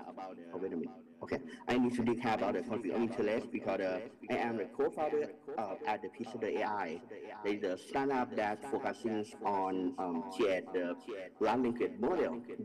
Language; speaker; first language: English; non-native, learner; Thai